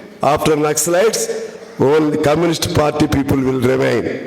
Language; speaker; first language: English; non-native, local second language; Telugu